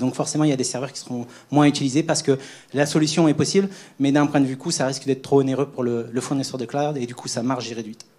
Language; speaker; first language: French; native; French